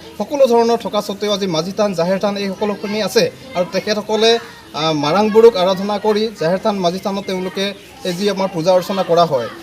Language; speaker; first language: Assamese; non-native, local second language; Santali